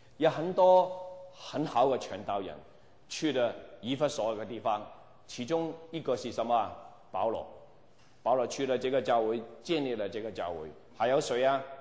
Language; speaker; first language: Chinese; non-native, local second language; Cantonese